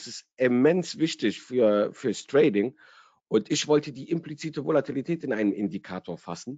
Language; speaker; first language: German; native; German